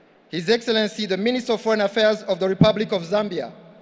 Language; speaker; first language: English; non-native, local second language; Kinyarwanda